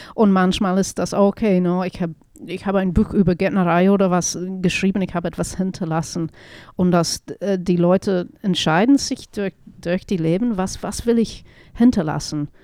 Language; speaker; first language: German; non-native, fluent; English